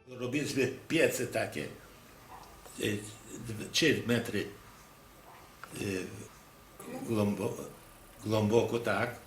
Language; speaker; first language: Polish; non-native, local second language; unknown